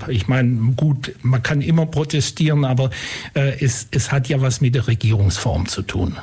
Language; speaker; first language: German; native; German